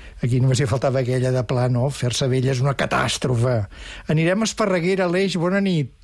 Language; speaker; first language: Catalan; native; Catalan